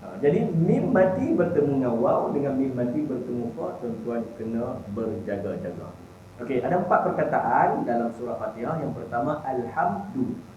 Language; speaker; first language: Malay; native; Malay